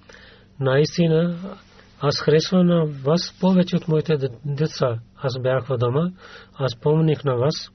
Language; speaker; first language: Bulgarian; non-native, learner; Urdu